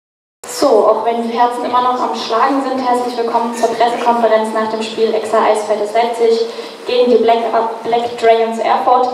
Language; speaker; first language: German; native; German